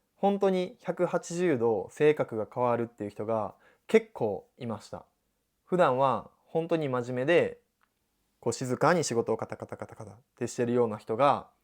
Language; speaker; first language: Japanese; native; Japanese